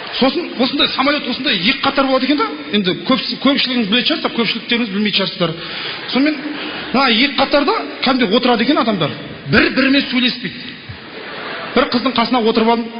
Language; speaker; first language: Kazakh; native; Kazakh